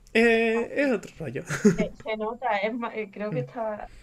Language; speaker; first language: Spanish; early bilingual, other home language; English